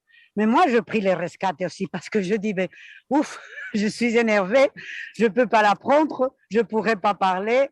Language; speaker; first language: French; non-native, fluent; Spanish